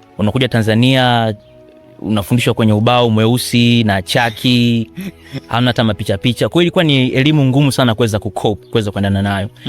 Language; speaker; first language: Swahili; native; Swahili